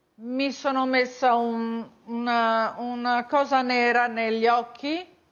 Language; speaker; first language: Italian; native; Italian